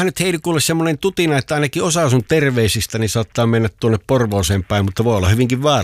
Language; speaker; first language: Finnish; native; Finnish